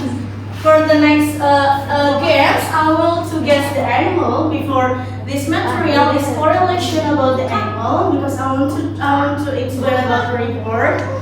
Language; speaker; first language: English; non-native, learner; Indonesian